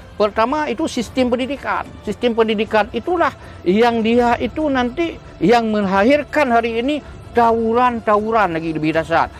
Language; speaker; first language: Malay; non-native, local second language; Achinese